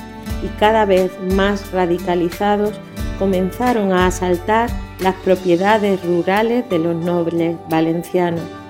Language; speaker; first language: Spanish; native; Spanish